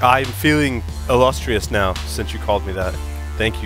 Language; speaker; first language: English; native; English